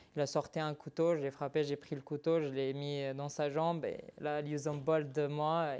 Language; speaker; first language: French; non-native, fluent; Arabic